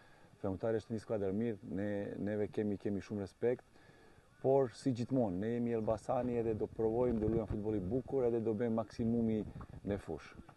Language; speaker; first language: Albanian; non-native, learner; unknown